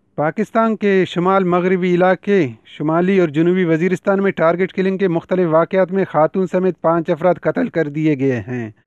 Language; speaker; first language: Urdu; non-native, local second language; Baluchi